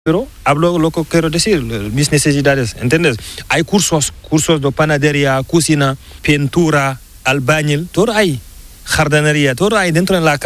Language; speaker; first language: Spanish; non-native, learner; Fula